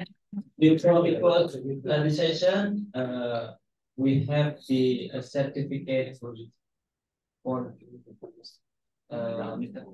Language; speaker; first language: English; non-native, fluent; Indonesian